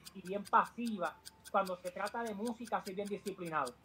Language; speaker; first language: Spanish; native; Spanish